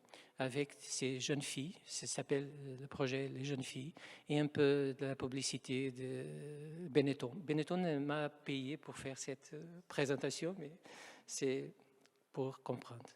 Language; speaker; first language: French; non-native, fluent; Portuguese